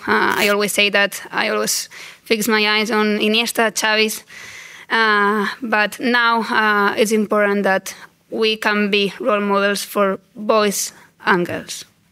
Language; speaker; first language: English; non-native, learner; Spanish